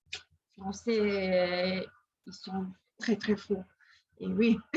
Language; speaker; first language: French; non-native, learner; English